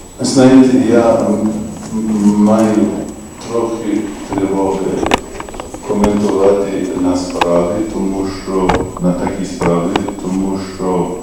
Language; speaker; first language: Ukrainian; non-native, fluent; English